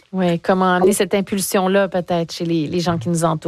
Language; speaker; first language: French; native; French